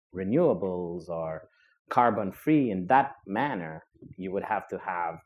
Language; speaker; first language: English; non-native, fluent; Portuguese